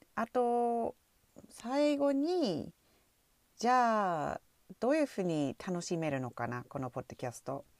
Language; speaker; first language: Japanese; non-native, fluent; English